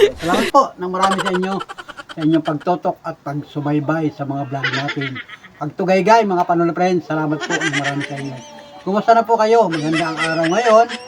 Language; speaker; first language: Filipino; native; Filipino